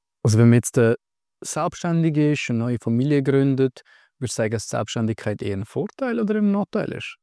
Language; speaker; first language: German; native; German